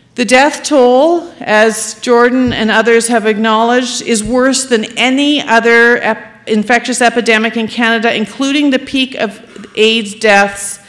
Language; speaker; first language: English; native; English